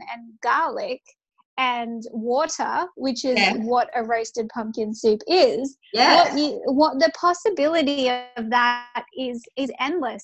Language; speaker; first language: English; native; English